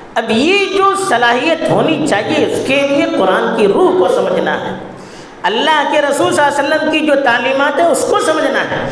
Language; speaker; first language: Urdu; non-native, local second language; Konkani